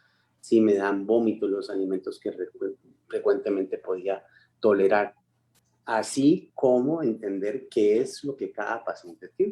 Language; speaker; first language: Spanish; native; Spanish